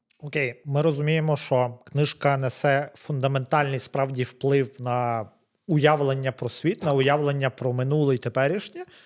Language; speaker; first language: Ukrainian; native; Ukrainian